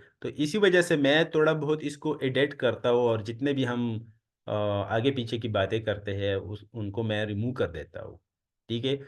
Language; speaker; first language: Hindi; non-native, local second language; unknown